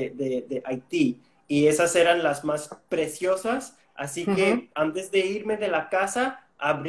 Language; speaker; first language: Spanish; non-native, fluent; English